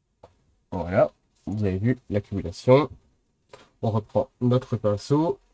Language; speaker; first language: French; native; French